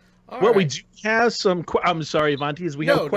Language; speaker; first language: English; native; English